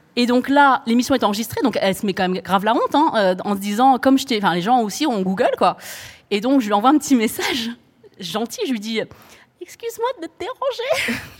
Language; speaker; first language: French; native; French